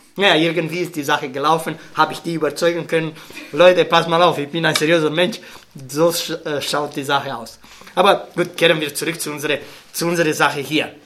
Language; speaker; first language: German; non-native, learner; Romanian